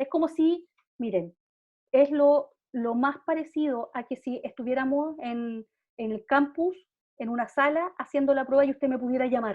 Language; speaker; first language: Spanish; native; Spanish